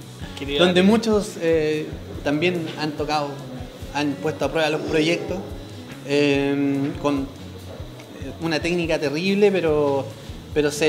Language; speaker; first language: Spanish; native; Spanish